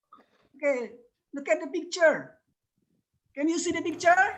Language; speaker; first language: English; non-native, learner; Indonesian